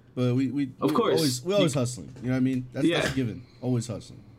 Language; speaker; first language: English; early bilingual, other home language; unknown